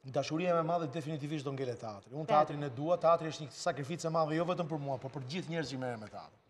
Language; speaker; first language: Albanian; native; Albanian